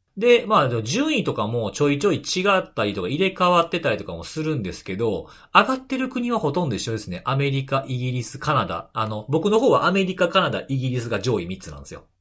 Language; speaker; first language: Japanese; native; Japanese